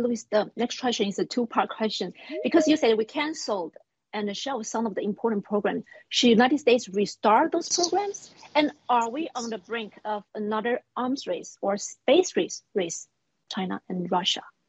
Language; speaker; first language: English; non-native, fluent; Chinese